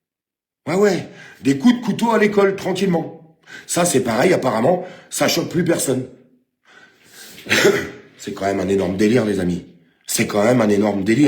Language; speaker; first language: French; native; French